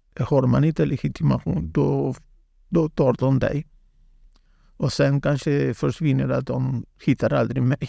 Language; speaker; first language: Swedish; non-native, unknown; Spanish